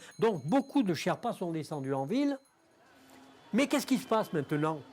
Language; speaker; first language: French; native; French